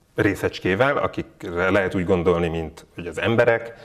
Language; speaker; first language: Hungarian; native; Hungarian